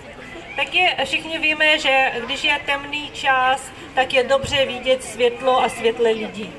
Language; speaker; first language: Czech; non-native, fluent; Ukrainian